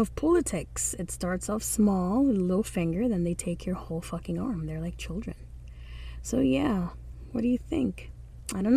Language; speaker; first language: English; non-native, fluent; Spanish